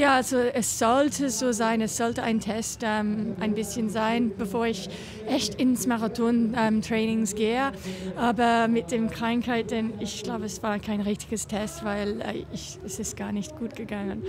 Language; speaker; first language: German; non-native, learner; English